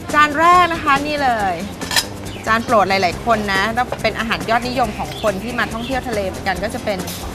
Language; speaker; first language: Thai; native; Thai